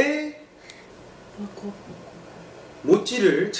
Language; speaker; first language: Japanese; non-native, learner; Korean